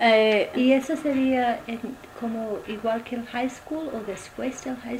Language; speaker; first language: Spanish; non-native, fluent; English